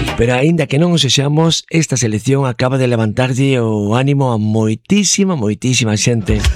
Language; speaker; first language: Galician; native; Galician